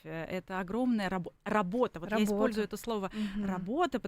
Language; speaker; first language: Russian; native; Russian